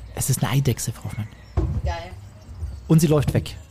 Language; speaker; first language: German; native; German